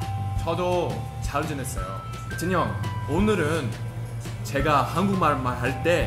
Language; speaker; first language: Korean; non-native, learner; English